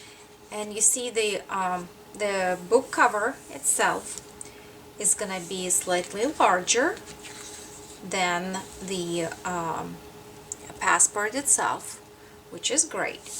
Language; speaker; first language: English; non-native, fluent; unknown